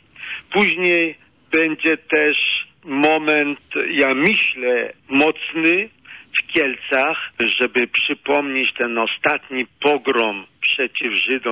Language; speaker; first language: Polish; early bilingual, heritage; Polish